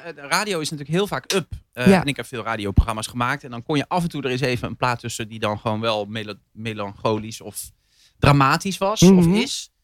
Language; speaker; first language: Dutch; native; Dutch